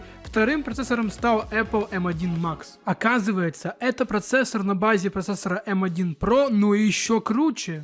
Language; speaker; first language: Russian; native; Russian